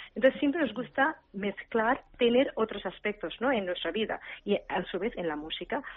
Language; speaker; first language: Spanish; non-native, fluent; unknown